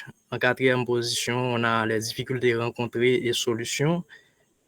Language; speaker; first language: French; non-native, local second language; Haitian Creole